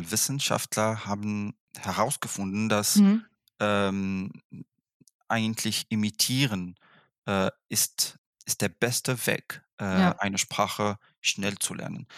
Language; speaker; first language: German; non-native, fluent; Arabic